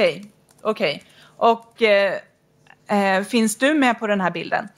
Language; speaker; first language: Swedish; native; Swedish